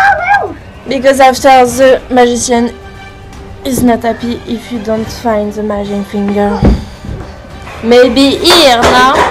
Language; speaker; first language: English; non-native, learner; French